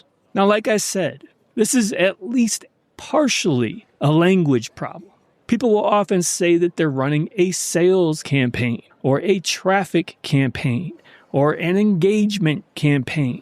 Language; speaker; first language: English; native; English